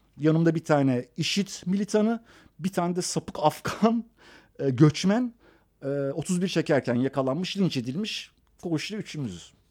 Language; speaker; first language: Turkish; early bilingual, other home language; Persian